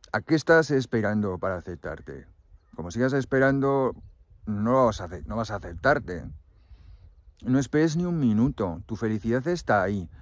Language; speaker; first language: Spanish; native; Spanish